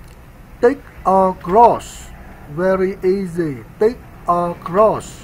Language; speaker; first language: English; non-native, learner; Vietnamese